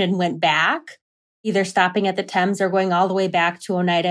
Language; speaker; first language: English; native; English